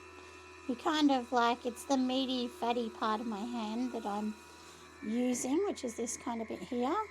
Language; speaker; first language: English; native; English